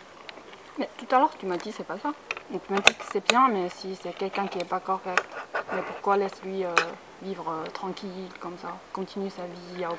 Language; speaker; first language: French; non-native, fluent; Chinese